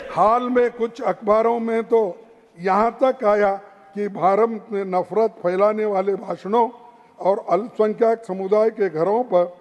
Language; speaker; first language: Hindi; non-native, local second language; Kannada